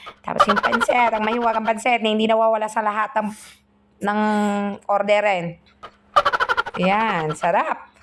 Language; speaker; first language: Filipino; native; Filipino